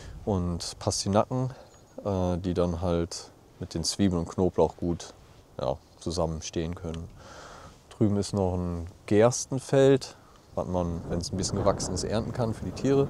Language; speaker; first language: German; native; German